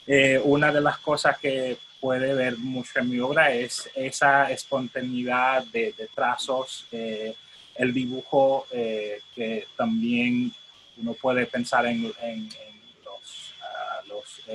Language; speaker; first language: Spanish; non-native, fluent; Haitian Creole